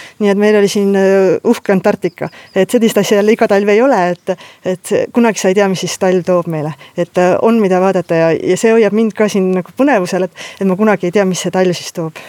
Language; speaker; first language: Estonian; native; Estonian